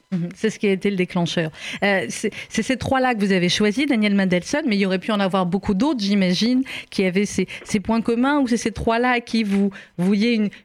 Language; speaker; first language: French; native; French